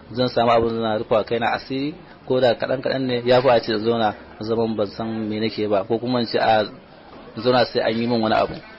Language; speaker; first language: Hausa; native; Hausa